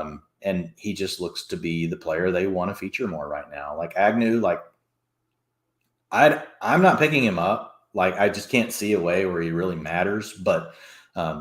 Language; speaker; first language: English; native; English